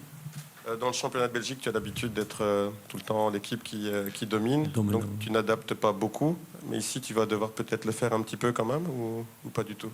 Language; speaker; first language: French; native; French